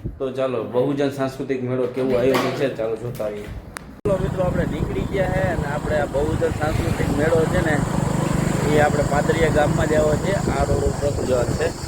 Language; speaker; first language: Gujarati; native; Gujarati